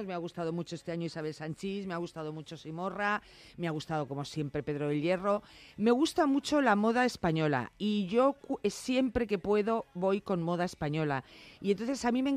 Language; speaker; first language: Spanish; native; Spanish